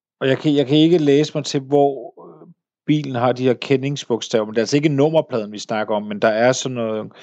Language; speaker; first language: Danish; native; Danish